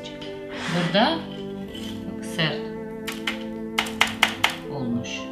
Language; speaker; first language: Turkish; non-native, learner; Russian